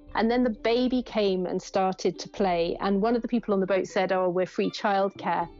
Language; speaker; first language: English; native; English